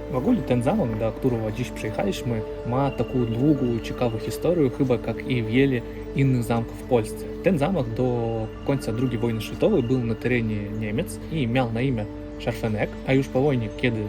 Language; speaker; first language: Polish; non-native, learner; Russian